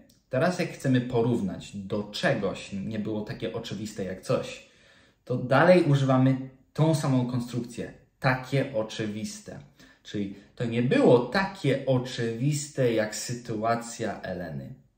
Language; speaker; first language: Polish; native; Polish